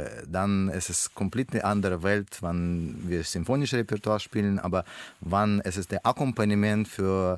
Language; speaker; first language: German; non-native, learner; Russian